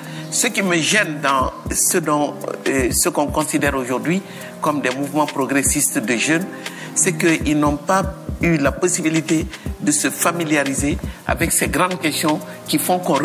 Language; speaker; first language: French; non-native, local second language; Bambara